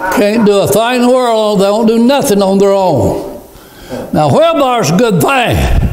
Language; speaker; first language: English; native; English